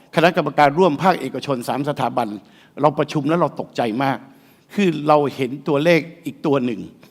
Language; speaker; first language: Thai; native; Thai